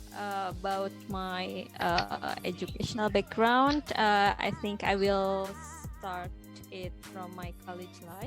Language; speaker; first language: English; non-native, fluent; Indonesian